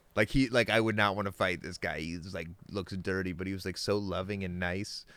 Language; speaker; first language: English; native; English